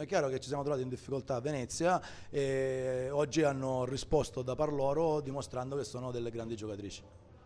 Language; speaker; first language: Italian; native; Italian